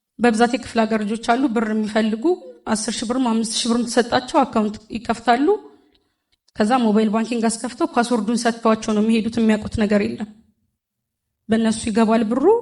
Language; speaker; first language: Amharic; native; Amharic